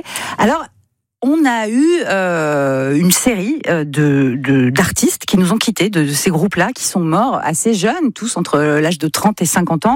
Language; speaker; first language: French; native; French